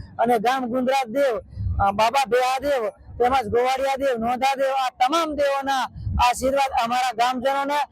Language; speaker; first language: Gujarati; non-native, local second language; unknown